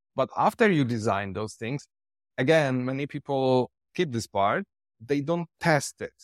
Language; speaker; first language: English; non-native, fluent; Polish